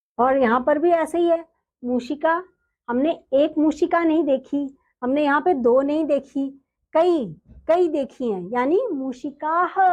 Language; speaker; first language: Hindi; native; Hindi